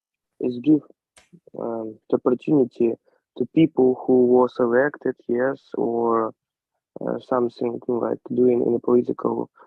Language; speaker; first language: English; non-native, learner; Ukrainian